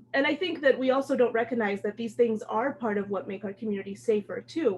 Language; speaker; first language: English; early bilingual, other home language; Amharic